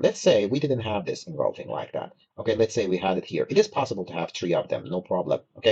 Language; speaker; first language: English; non-native, fluent; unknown